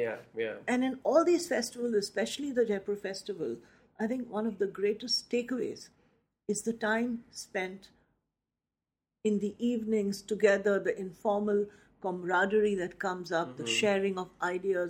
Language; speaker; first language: English; non-native, local second language; Hindi